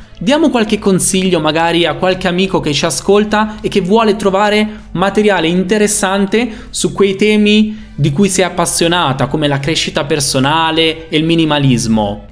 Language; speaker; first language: Italian; native; Italian